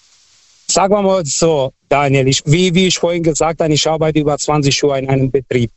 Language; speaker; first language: German; non-native, fluent; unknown